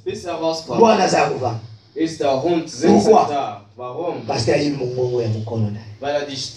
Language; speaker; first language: German; non-native, learner; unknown